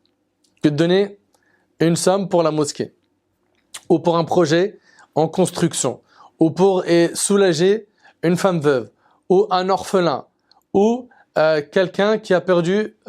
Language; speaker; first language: French; native; French